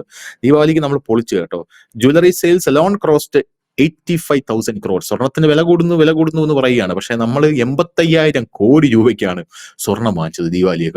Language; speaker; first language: Malayalam; native; Malayalam